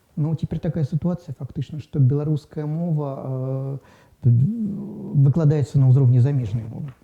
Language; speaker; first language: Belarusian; non-native, local second language; Russian